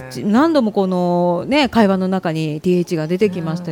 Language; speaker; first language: Japanese; native; Japanese